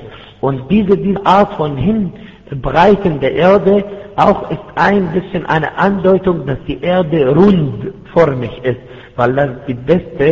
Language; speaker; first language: German; non-native, fluent; Arabic